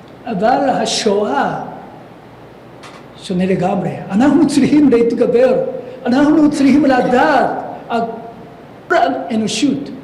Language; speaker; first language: Hebrew; non-native, learner; Japanese